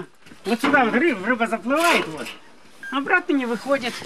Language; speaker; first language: Russian; native; Russian